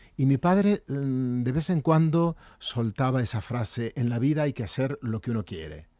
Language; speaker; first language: Spanish; native; Spanish